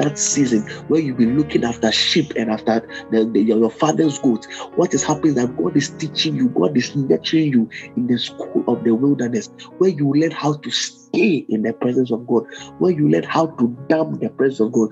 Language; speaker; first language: English; non-native, local second language; Akan